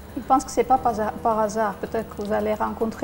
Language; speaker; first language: French; non-native, fluent; Armenian